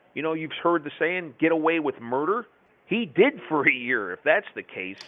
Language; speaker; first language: English; native; English